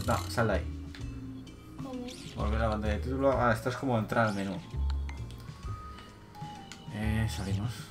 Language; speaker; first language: Spanish; native; Spanish